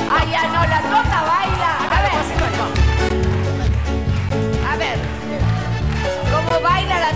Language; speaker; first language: Spanish; native; Spanish